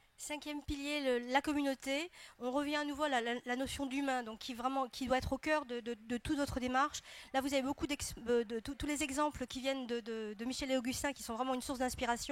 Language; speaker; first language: French; native; French